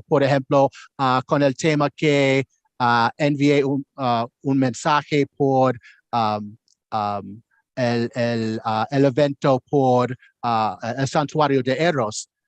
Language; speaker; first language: Spanish; non-native, learner; English